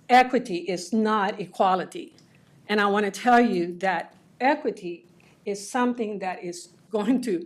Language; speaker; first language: English; early bilingual, other home language; Spanish